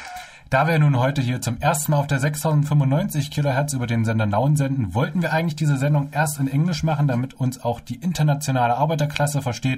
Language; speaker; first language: German; native; German